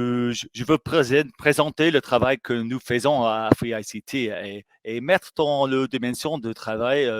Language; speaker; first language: French; non-native, fluent; English